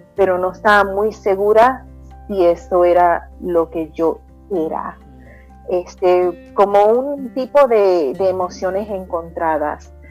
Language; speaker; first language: Spanish; early bilingual, heritage; Spanish